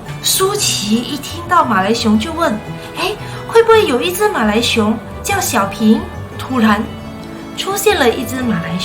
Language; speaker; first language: Chinese; native; Chinese